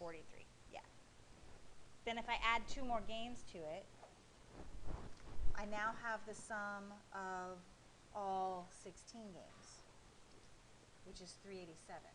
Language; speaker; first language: English; native; English